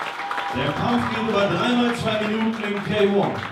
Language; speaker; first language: German; native; German